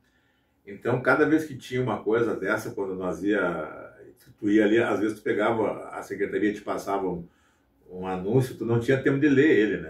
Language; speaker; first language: Portuguese; native; Portuguese